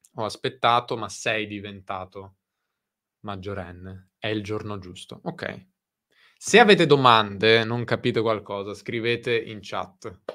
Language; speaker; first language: Italian; native; Italian